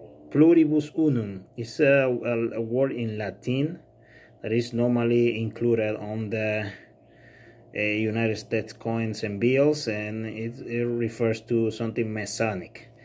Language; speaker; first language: English; non-native, fluent; Spanish